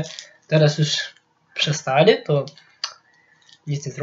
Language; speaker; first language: Polish; non-native, local second language; Lithuanian